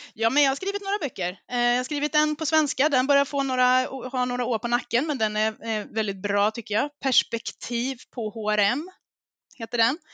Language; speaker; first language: Swedish; native; Swedish